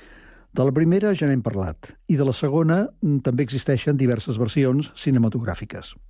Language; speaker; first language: Catalan; native; Catalan